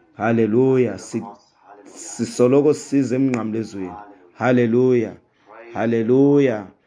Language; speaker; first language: Xhosa; non-native, local second language; Zulu